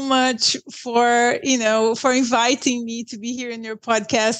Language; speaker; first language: English; non-native, fluent; Portuguese